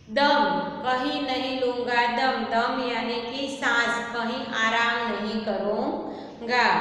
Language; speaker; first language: Hindi; non-native, local second language; Gujarati